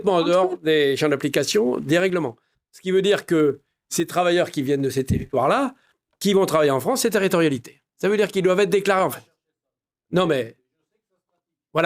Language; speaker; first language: French; native; French